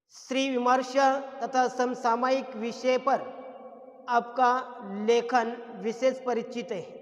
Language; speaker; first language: Hindi; non-native, local second language; Marathi